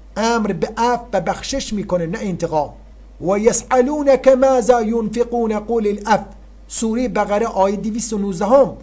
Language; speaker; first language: Persian; native; Persian